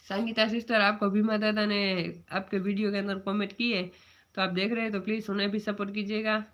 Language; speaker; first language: Hindi; non-native, local second language; Gujarati